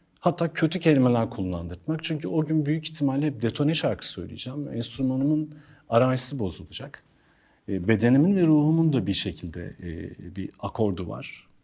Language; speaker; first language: Turkish; native; Turkish